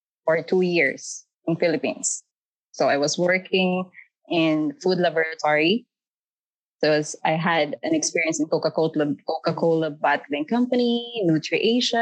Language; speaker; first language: English; non-native, local second language; Filipino